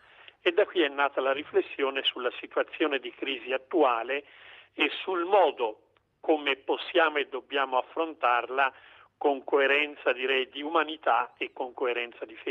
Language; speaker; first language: Italian; native; Italian